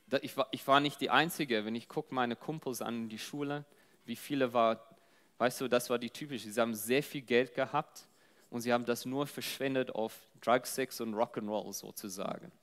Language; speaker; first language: German; non-native, fluent; English